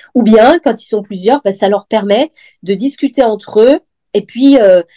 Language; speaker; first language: French; native; French